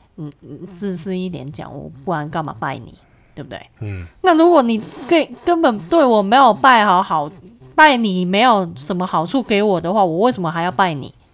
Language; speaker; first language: Chinese; native; Chinese